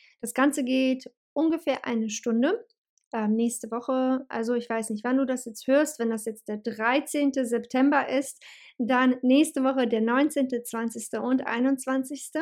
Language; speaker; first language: German; early bilingual, other home language; Bosnian